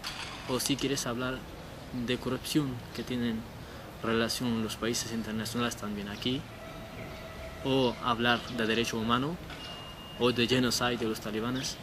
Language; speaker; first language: Spanish; non-native, learner; Persian